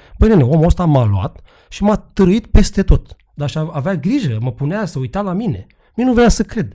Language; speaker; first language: Romanian; native; Romanian